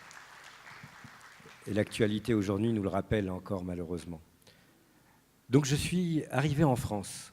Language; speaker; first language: French; native; French